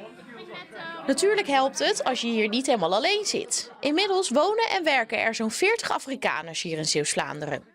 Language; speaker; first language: Dutch; native; Dutch